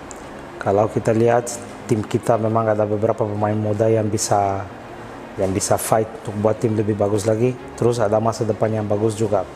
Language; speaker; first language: Indonesian; non-native, fluent; Portuguese